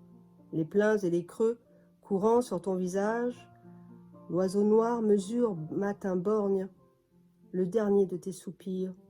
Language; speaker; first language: French; native; French